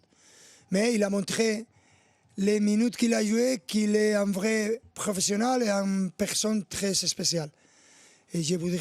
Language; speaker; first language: French; non-native, fluent; Spanish